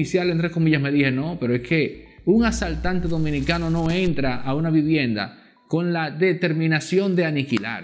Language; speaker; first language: Spanish; native; Spanish